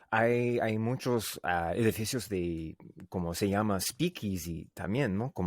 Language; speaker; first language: Spanish; non-native, learner; English